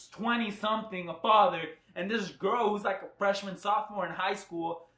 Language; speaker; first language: English; early bilingual, other home language; Spanish